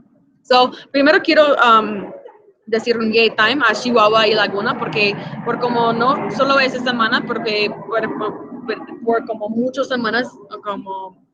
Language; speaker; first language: Spanish; non-native, fluent; English